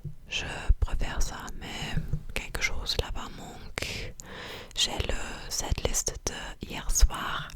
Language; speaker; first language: French; non-native, learner; English